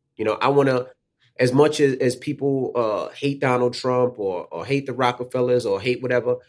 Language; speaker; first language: English; native; English